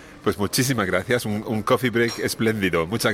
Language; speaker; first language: Spanish; non-native, fluent; English